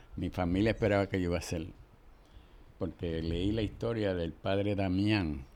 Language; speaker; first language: Spanish; native; Spanish